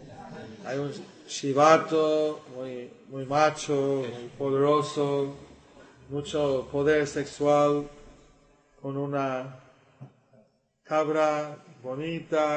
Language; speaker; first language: Spanish; non-native, learner; English